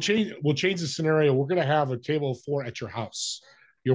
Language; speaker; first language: English; native; English